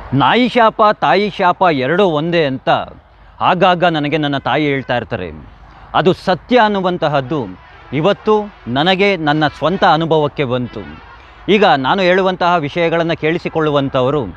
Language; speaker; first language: Kannada; native; Kannada